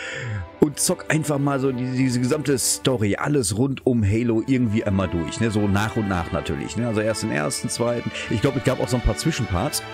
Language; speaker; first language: German; native; German